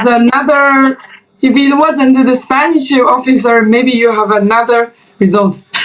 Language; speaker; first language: English; non-native, fluent; Chinese